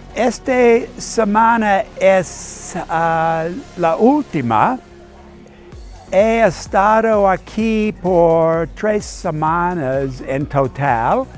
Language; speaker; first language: Spanish; non-native, learner; English